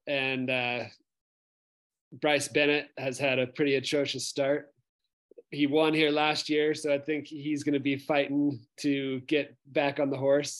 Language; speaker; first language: English; native; English